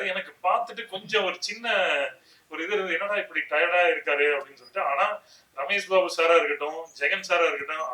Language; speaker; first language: Tamil; native; Tamil